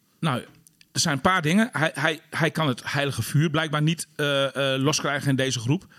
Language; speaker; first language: Dutch; native; Dutch